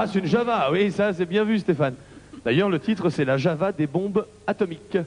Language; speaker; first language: French; native; French